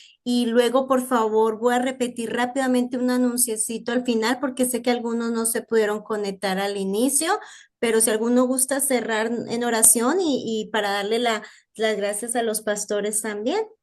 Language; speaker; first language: Spanish; native; Spanish